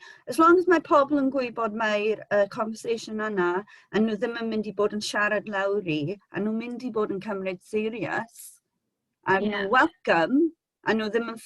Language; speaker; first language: Welsh; non-native, local second language; English